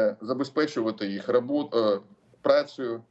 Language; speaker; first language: Ukrainian; non-native, local second language; Russian